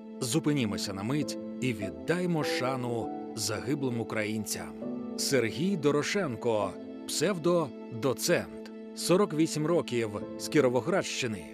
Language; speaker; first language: Ukrainian; native; Ukrainian